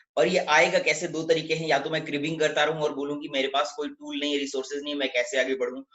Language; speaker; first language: Hindi; native; Hindi